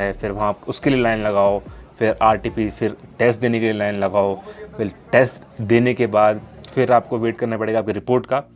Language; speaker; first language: Hindi; native; Hindi